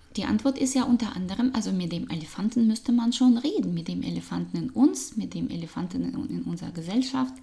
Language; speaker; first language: German; non-native, fluent; Russian